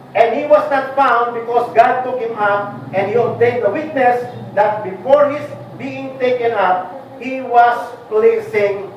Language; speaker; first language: English; non-native, local second language; Filipino